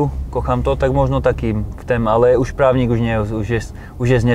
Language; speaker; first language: Polish; non-native, learner; Slovak